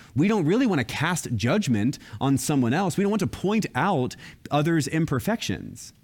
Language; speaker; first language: English; native; English